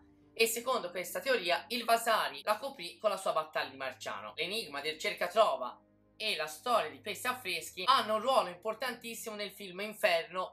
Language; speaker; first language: Italian; native; Italian